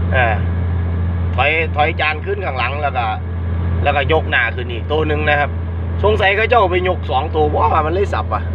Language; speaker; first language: Thai; non-native, local second language; Northeastern Thai